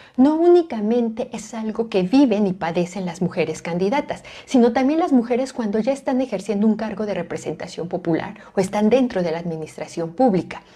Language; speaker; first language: Spanish; native; Spanish